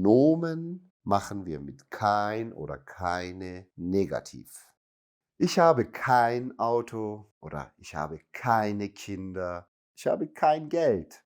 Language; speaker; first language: German; non-native, fluent; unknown